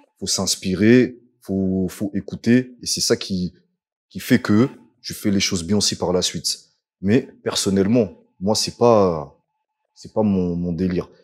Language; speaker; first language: French; early bilingual, other home language; Lingala